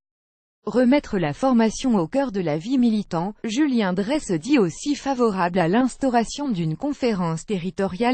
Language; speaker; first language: French; native; French